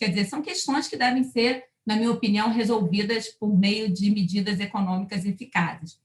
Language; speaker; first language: Portuguese; native; Portuguese